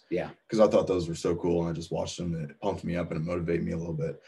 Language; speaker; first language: English; native; English